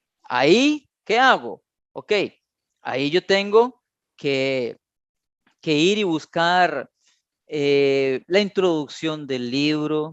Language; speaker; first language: Spanish; native; Spanish